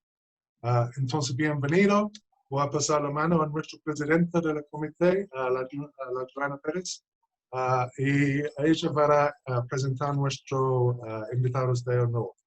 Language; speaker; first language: Spanish; non-native, fluent; English